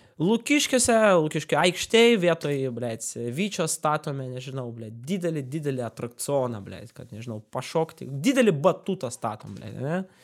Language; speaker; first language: Lithuanian; non-native, local second language; Russian